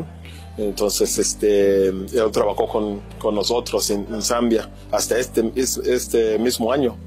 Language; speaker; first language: Spanish; non-native, fluent; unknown